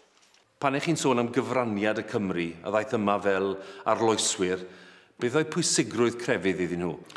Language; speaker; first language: Welsh; native; Welsh